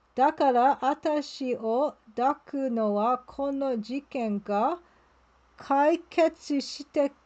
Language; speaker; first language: Japanese; non-native, learner; English